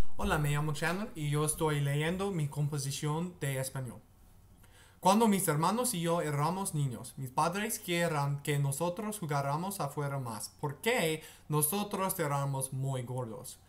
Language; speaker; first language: Spanish; non-native, learner; English